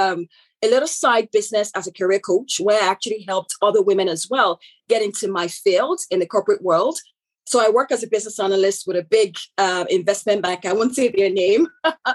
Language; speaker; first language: English; non-native, local second language; Yoruba